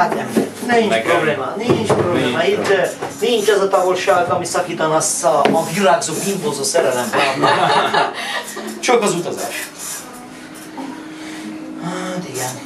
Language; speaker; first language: Hungarian; non-native, fluent; Armenian